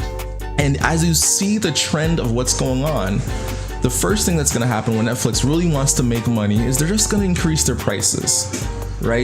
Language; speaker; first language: English; native; English